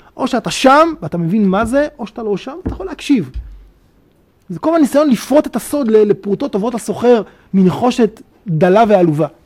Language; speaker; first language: Hebrew; native; Hebrew